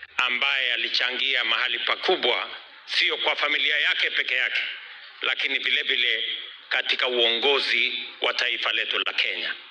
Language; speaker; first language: Swahili; non-native, local second language; Kalenjin